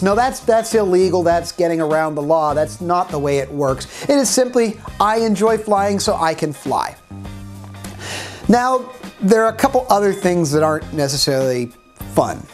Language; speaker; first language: English; native; English